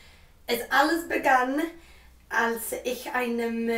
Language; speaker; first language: German; non-native, learner; Swedish